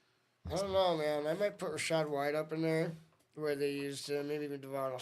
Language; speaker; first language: English; native; English